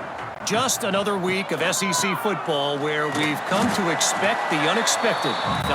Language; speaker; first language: English; native; English